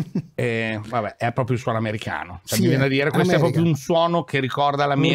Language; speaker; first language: Italian; native; Italian